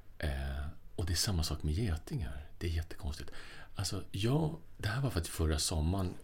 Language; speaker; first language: Swedish; native; Swedish